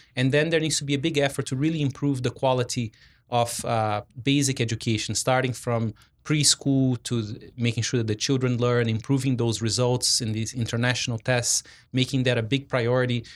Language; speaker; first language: English; non-native, fluent; Portuguese